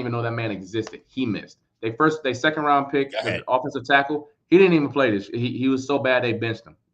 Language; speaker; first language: English; native; English